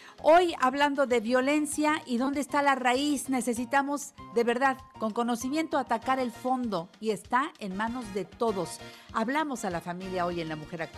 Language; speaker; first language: Spanish; native; Spanish